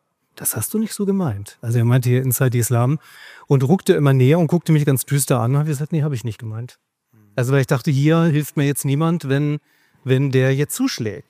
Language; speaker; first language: German; native; German